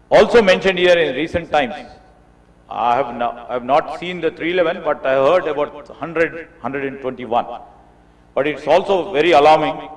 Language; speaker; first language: English; non-native, local second language; Telugu